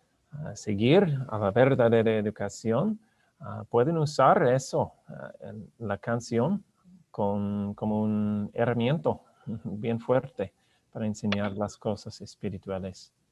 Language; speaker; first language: Spanish; non-native, learner; English